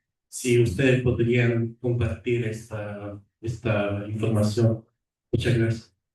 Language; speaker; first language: Spanish; non-native, fluent; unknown